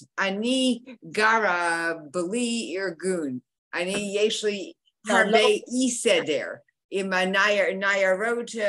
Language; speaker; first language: Hebrew; non-native, learner; English